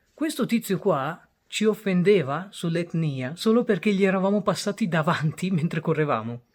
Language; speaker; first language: Italian; early bilingual, other home language; Bangla